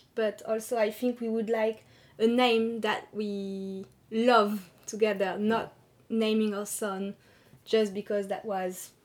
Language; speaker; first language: English; non-native, fluent; French